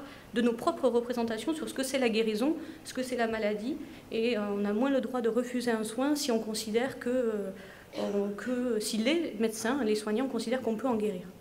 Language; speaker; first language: French; native; French